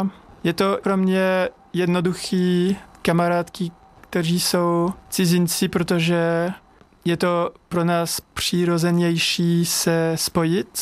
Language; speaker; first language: Czech; non-native, fluent; French